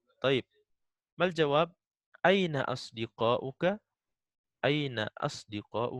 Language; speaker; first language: Arabic; non-native, fluent; Indonesian